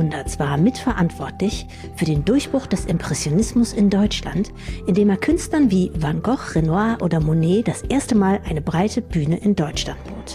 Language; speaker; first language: German; native; German